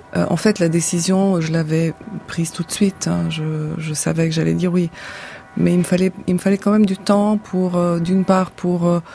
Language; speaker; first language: French; non-native, fluent; Bulgarian